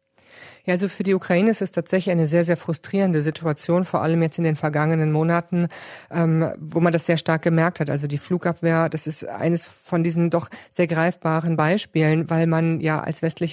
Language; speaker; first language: German; native; German